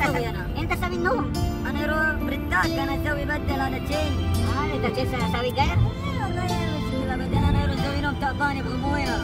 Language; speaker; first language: Arabic; non-native, learner; Filipino